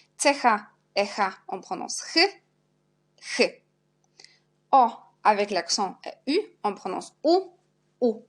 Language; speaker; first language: French; non-native, fluent; Polish